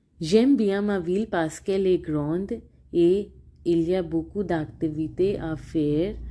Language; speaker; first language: French; non-native, learner; Hindi